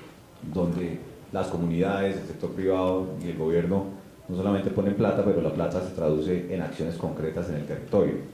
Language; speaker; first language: Spanish; native; Spanish